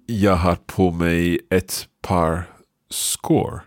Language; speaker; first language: Swedish; non-native, learner; English